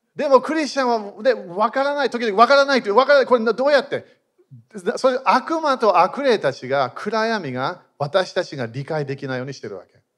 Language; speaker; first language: Japanese; non-native, fluent; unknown